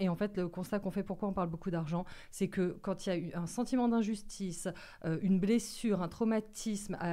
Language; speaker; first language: French; native; French